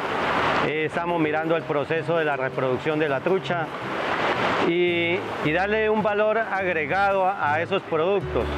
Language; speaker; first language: Spanish; native; Spanish